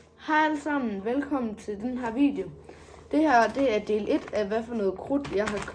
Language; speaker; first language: Danish; native; Danish